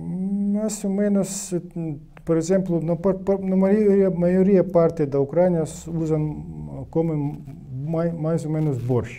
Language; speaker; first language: Portuguese; non-native, learner; Ukrainian